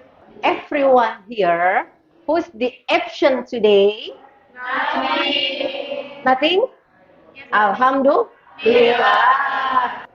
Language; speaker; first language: English; non-native, learner; Indonesian